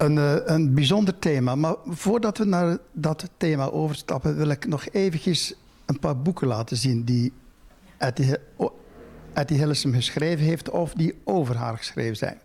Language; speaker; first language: Dutch; native; Dutch